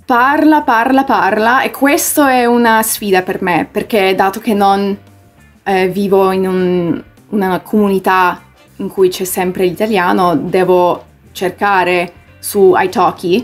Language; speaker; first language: Italian; early bilingual, heritage; English